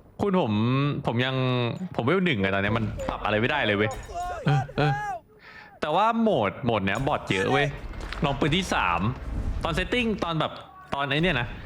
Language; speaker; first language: Thai; native; Thai